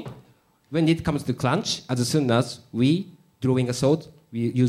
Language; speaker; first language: English; non-native, learner; Japanese